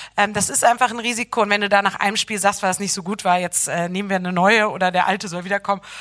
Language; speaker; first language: German; native; German